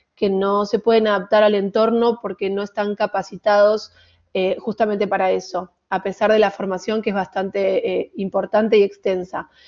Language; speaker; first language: Spanish; native; Spanish